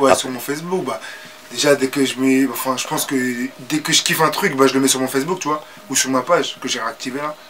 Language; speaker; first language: French; native; French